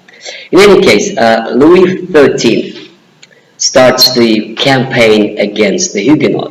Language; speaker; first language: English; non-native, fluent; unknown